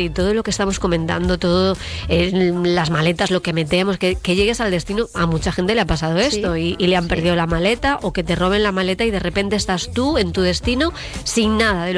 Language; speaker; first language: Spanish; native; Spanish